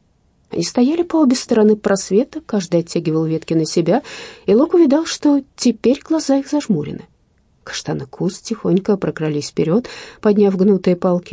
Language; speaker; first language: Russian; native; Russian